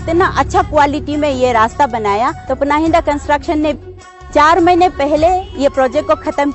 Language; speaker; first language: Hindi; non-native, local second language; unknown